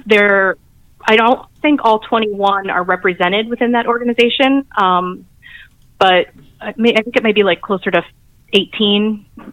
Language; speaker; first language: English; native; English